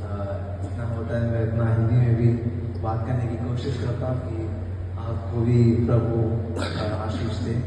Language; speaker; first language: Hindi; non-native, local second language; Malayalam